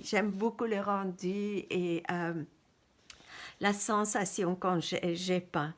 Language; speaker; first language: French; non-native, fluent; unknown